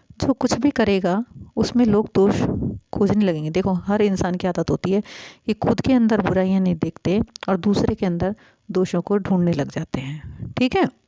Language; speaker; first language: Hindi; native; Hindi